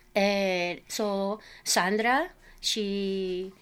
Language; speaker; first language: English; non-native, fluent; Spanish